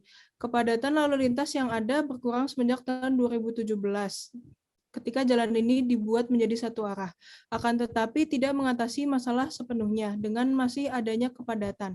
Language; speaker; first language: Indonesian; native; Indonesian